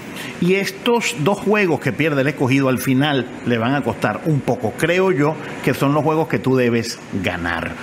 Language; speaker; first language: Spanish; native; Spanish